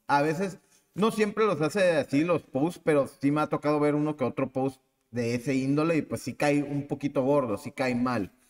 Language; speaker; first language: Spanish; native; Spanish